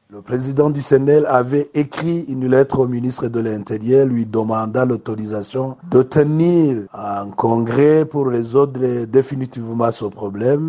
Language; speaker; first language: French; non-native, local second language; Rundi